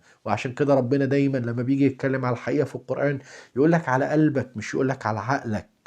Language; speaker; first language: Arabic; native; Arabic